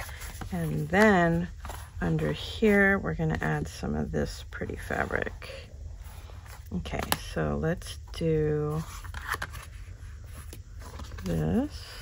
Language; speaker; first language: English; native; English